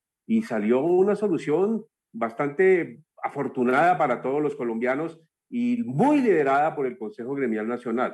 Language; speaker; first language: Spanish; native; Spanish